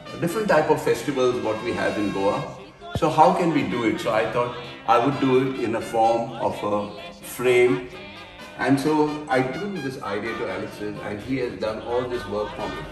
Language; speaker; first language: English; non-native, local second language; Konkani